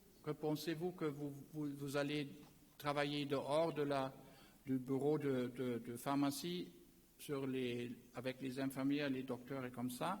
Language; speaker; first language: French; non-native, learner; German